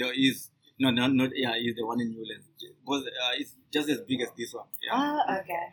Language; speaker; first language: English; non-native, local second language; Shona